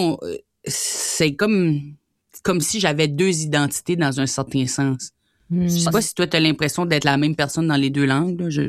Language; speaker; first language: French; native; French